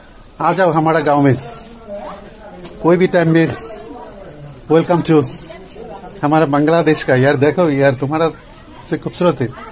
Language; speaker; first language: Hindi; non-native, learner; Bangla